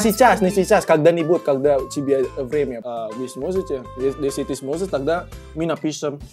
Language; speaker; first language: Russian; non-native, fluent; Indonesian